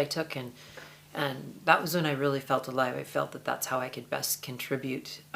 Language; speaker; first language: English; native; English